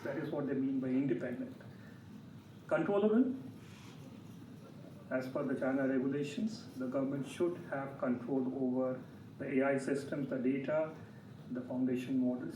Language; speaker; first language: English; non-native, local second language; Bangla